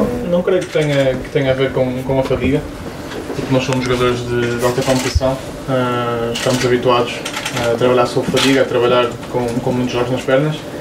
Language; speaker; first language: Portuguese; native; Portuguese